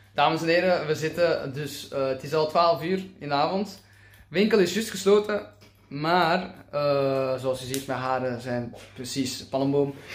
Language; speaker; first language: Dutch; early bilingual, other home language; Turkish